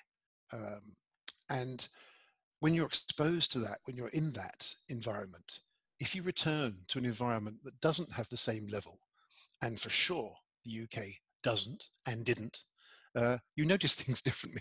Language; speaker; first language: English; native; English